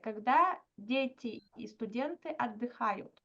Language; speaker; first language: Russian; non-native, fluent; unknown